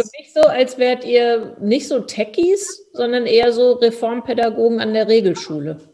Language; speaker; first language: German; native; German